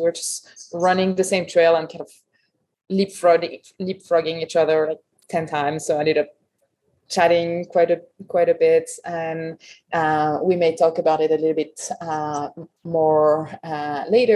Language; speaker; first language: English; non-native, fluent; French